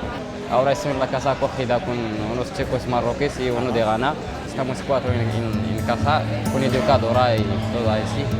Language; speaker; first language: Spanish; non-native, learner; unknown